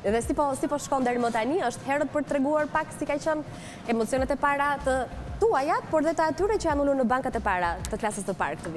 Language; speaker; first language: Albanian; native; Albanian